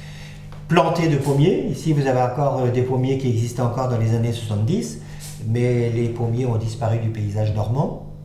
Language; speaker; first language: French; native; French